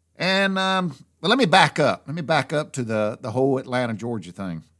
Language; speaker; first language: English; native; English